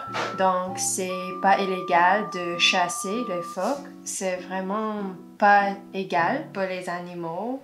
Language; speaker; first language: French; non-native, learner; English